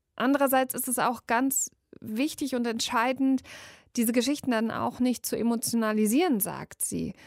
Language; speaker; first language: German; native; German